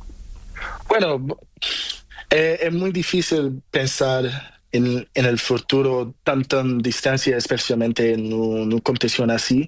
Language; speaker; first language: Spanish; non-native, learner; Portuguese